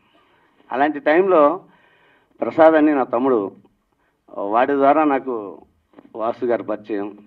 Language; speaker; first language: Telugu; native; Telugu